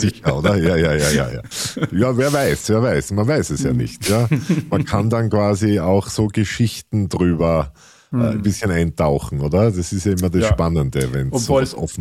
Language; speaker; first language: German; native; German